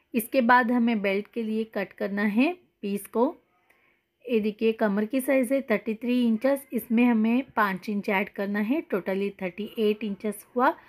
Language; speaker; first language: Hindi; non-native, local second language; Kannada